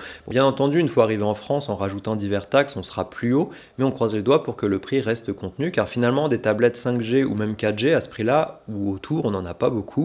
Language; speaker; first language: French; native; French